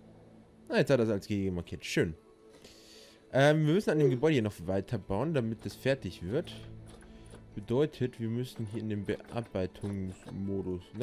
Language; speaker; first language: German; native; German